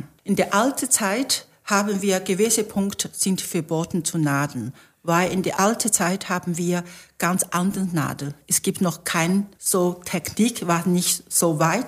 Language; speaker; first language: German; non-native, fluent; Chinese